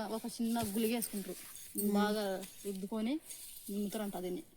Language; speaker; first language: Telugu; native; Telugu